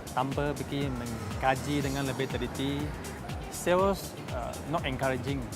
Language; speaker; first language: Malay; non-native, local second language; Chinese